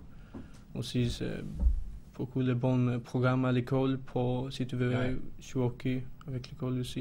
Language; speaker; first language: French; non-native, learner; Swedish